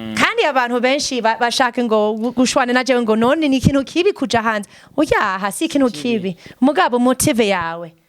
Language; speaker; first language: Rundi; non-native, fluent; English